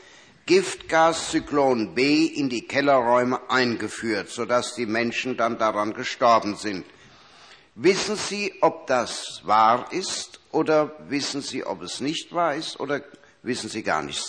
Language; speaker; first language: German; native; German